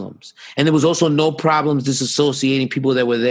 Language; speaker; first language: English; native; English